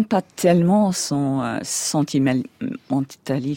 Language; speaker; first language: French; non-native, fluent; English